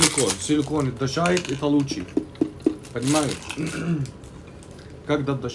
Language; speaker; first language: Russian; non-native, learner; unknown